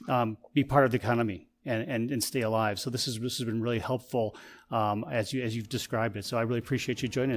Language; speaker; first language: English; native; English